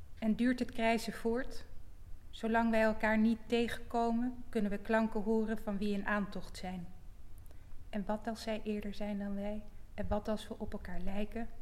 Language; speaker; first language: Dutch; native; Dutch